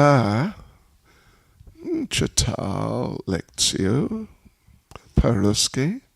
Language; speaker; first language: Russian; non-native, learner; English